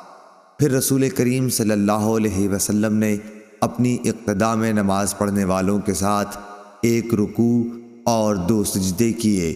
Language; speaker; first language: Urdu; native; Urdu